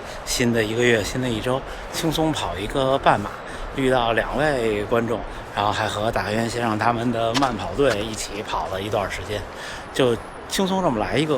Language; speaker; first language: Chinese; native; Chinese